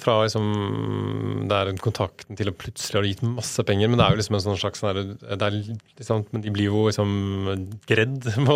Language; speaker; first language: Norwegian; native; Norwegian